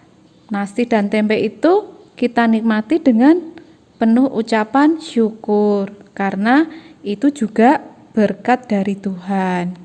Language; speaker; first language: Indonesian; native; Indonesian